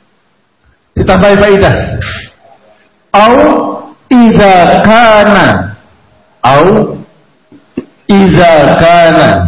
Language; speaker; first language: Arabic; non-native, fluent; Indonesian